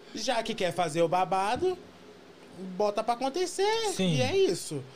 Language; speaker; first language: Portuguese; native; Portuguese